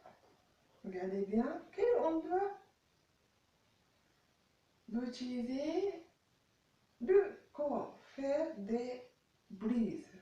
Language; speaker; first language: French; non-native, learner; Japanese